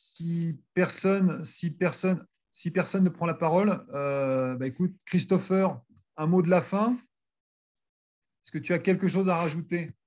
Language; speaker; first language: French; native; French